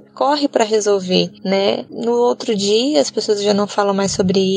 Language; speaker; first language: Portuguese; native; Portuguese